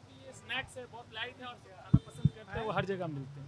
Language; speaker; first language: Hindi; native; Hindi